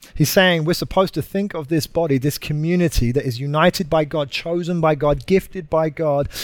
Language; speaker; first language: English; native; English